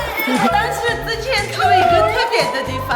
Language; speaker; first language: Chinese; non-native, learner; Armenian